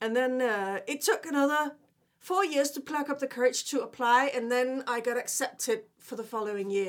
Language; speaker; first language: English; non-native, fluent; Danish